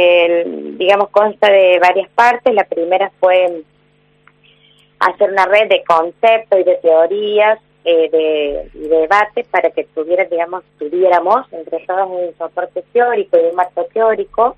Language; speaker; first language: Spanish; native; Spanish